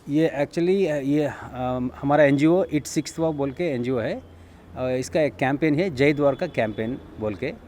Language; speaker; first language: Hindi; non-native, local second language; Telugu